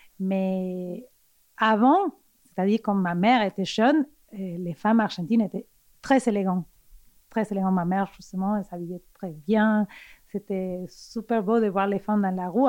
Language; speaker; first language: French; non-native, fluent; Spanish